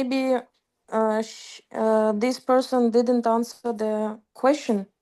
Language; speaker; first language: English; non-native, fluent; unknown